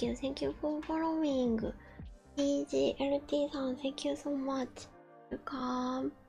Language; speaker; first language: English; non-native, learner; Japanese